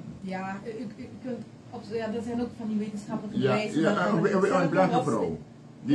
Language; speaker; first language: Dutch; native; Dutch